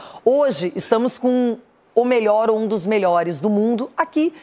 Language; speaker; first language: Portuguese; native; Portuguese